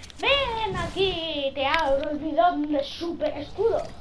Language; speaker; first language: Spanish; native; Spanish